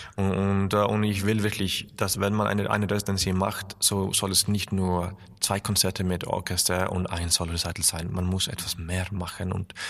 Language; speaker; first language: German; non-native, learner; Icelandic